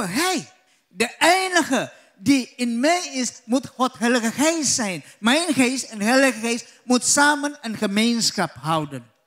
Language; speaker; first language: Dutch; non-native, learner; Indonesian